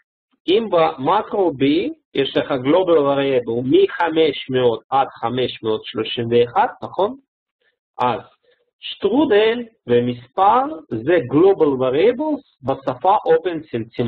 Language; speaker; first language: Hebrew; non-native, fluent; Russian